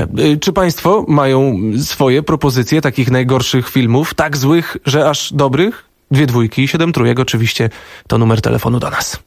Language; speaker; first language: Polish; native; Polish